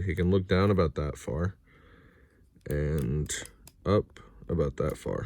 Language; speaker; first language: English; native; English